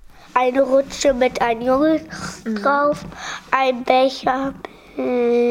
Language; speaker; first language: German; early bilingual, other home language; Polish